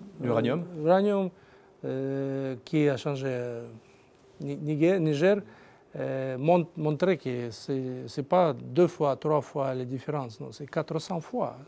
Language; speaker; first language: French; non-native, learner; Russian